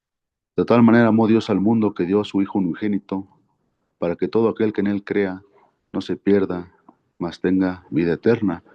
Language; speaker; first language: Spanish; native; Spanish